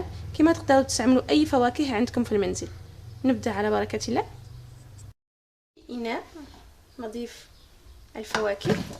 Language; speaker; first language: Arabic; native; Arabic